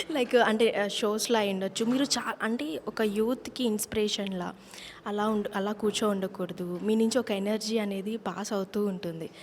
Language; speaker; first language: Telugu; native; Telugu